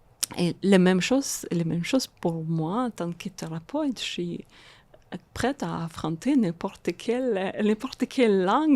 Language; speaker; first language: French; non-native, fluent; Russian